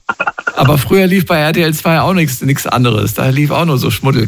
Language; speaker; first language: German; native; German